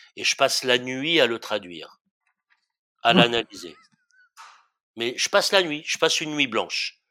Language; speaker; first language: French; early bilingual, other home language; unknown